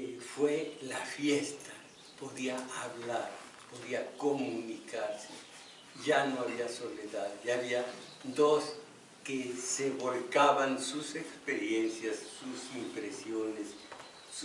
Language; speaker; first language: Spanish; native; Spanish